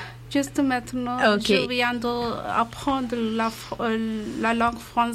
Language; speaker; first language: French; non-native, learner; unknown